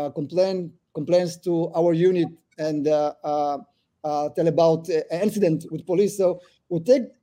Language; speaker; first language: English; early bilingual, other home language; Amharic